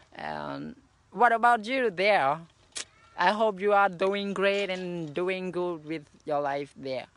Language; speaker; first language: English; non-native, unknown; Khmer